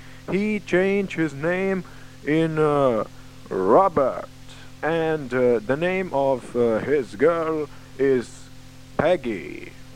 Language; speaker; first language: English; non-native, learner; Romanian